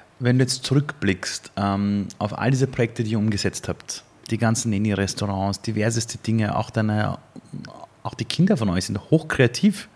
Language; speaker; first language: German; early bilingual, other home language; Persian